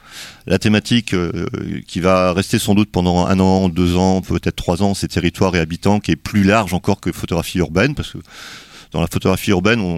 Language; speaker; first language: French; native; French